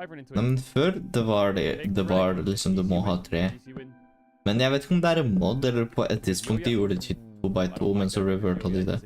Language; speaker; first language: Norwegian; native; Norwegian